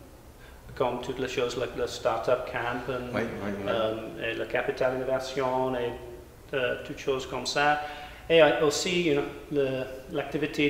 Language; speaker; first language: French; non-native, learner; English